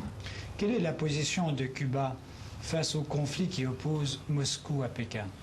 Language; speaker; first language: French; native; French